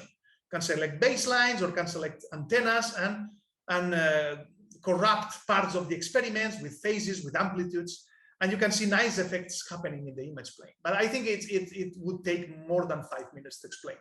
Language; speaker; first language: English; non-native, fluent; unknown